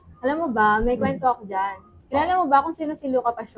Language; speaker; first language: Filipino; native; Filipino